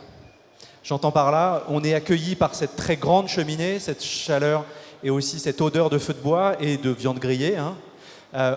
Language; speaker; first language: French; native; French